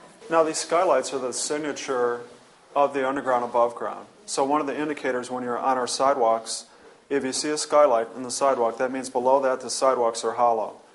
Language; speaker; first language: English; native; English